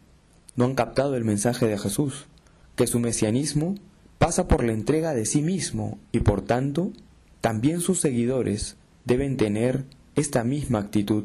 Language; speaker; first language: Spanish; native; Spanish